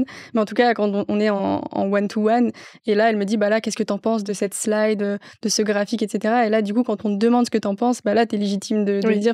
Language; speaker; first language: French; native; French